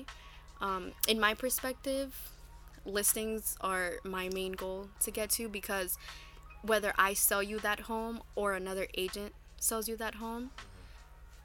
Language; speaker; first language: English; native; English